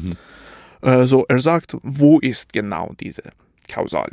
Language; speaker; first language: German; non-native, fluent; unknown